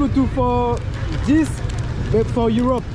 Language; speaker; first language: English; non-native, learner; French